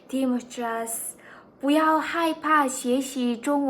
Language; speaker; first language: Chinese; non-native, fluent; Mongolian